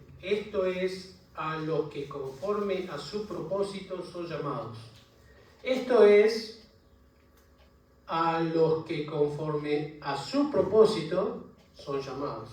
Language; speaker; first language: Spanish; native; Spanish